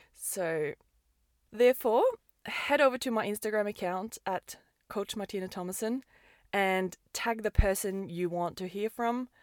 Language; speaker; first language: English; non-native, fluent; Norwegian